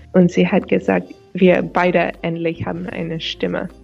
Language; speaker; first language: German; non-native, fluent; English